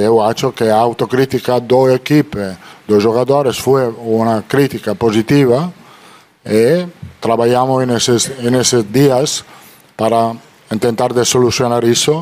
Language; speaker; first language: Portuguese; non-native, learner; Italian